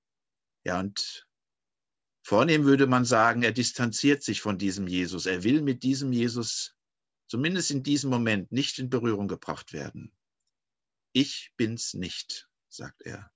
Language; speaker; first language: German; native; German